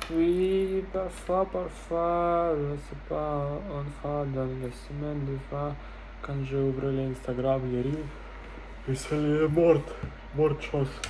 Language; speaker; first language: French; non-native, learner; Russian